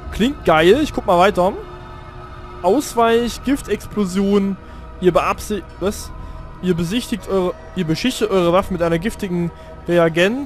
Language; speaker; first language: German; native; German